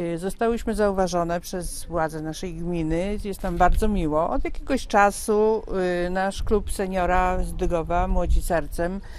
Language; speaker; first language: Polish; native; Polish